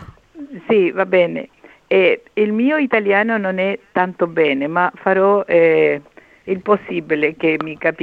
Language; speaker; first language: Italian; early bilingual, heritage; Spanish